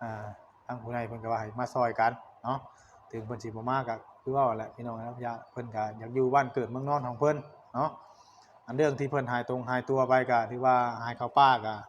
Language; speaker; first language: Thai; non-native, local second language; Lao